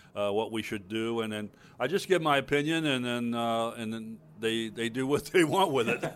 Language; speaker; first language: English; native; English